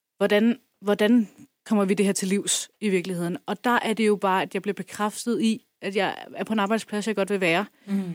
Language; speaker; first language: Danish; early bilingual, other home language; Kurdish